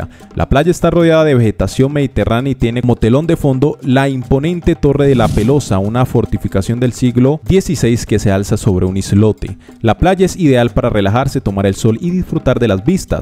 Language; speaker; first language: Spanish; native; Spanish